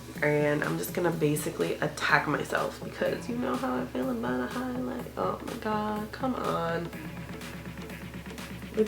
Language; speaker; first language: English; native; English